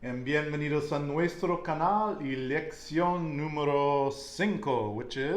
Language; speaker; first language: Spanish; non-native, learner; English